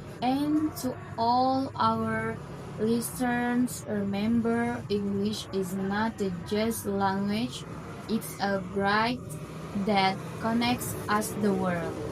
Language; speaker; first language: English; non-native, learner; Indonesian